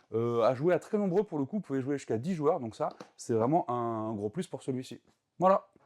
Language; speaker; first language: French; native; French